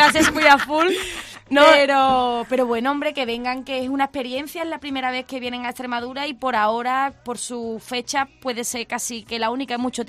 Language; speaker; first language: Spanish; native; Spanish